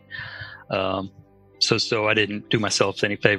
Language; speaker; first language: English; native; English